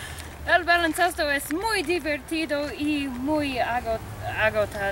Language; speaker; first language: Spanish; non-native, learner; English